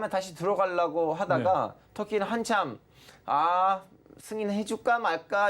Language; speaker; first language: Korean; non-native, fluent; Turkish